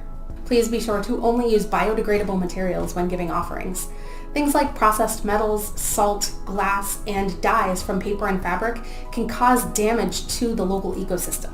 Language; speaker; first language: English; native; English